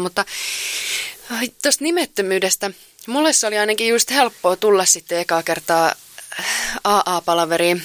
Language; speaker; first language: Finnish; native; Finnish